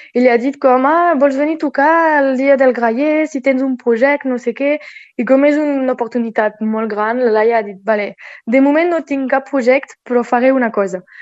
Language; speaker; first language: Catalan; non-native, local second language; French